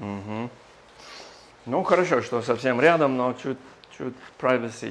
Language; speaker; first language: Russian; non-native, fluent; English